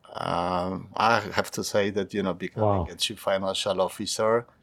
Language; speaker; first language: English; non-native, fluent; Polish